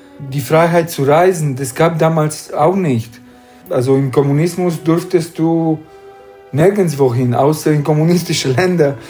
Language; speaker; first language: German; non-native, fluent; Romanian